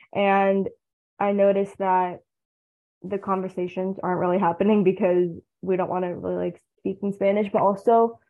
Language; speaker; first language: English; early bilingual, other home language; Tamil